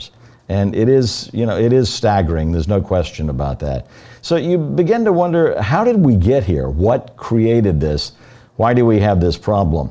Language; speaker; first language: English; native; English